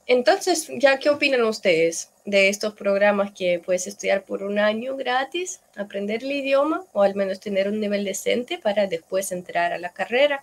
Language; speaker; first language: Spanish; non-native, fluent; Russian